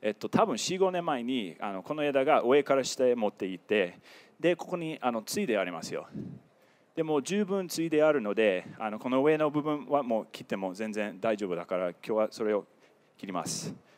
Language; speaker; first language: Japanese; non-native, fluent; English